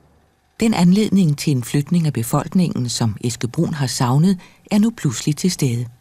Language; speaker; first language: Danish; native; Danish